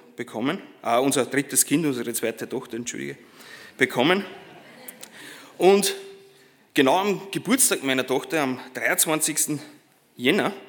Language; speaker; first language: German; native; German